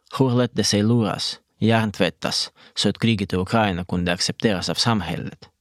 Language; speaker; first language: Swedish; non-native, fluent; Russian